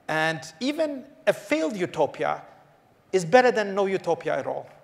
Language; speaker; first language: English; early bilingual, other home language; Polish